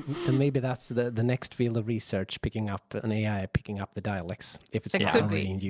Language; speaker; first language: English; non-native, fluent; Swedish